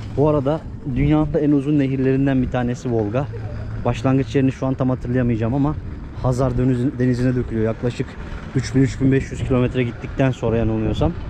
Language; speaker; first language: Turkish; native; Turkish